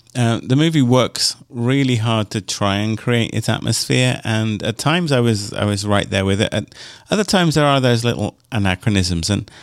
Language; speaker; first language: English; native; English